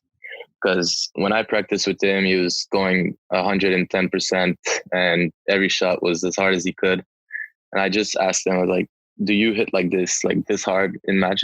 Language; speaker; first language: English; non-native, local second language; French